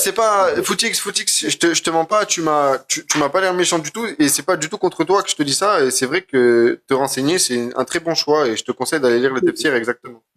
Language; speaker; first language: French; native; French